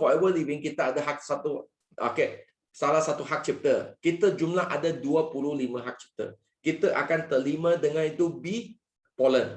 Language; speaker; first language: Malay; non-native, local second language; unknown